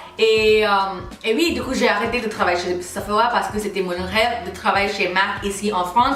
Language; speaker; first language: French; non-native, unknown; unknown